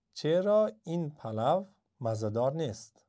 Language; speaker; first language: Persian; non-native, fluent; Uzbek